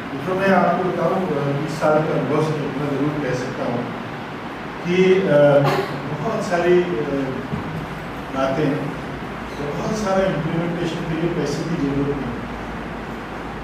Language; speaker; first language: Hindi; native; Hindi